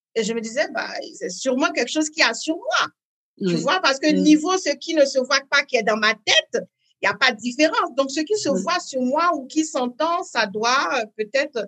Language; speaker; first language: French; native; French